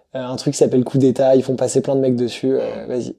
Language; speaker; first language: French; native; French